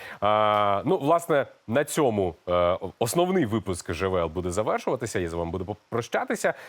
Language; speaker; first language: Ukrainian; native; Ukrainian